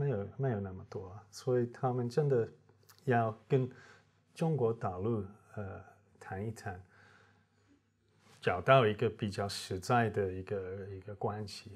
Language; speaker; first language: Chinese; non-native, fluent; English